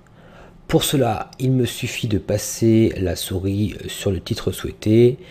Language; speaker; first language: French; native; French